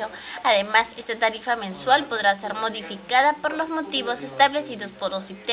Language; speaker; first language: Spanish; native; Spanish